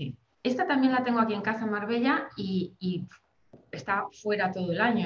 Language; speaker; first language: Spanish; native; Spanish